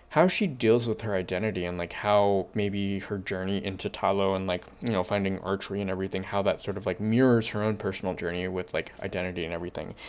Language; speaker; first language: English; early bilingual, other home language; Chinese